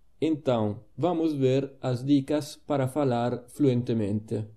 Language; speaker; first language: Portuguese; non-native, fluent; Italian